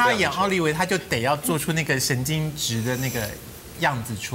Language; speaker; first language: Chinese; native; Chinese